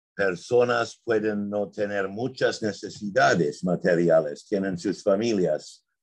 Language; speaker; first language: Spanish; non-native, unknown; English